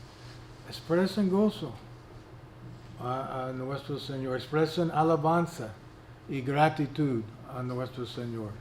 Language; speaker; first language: Spanish; non-native, fluent; English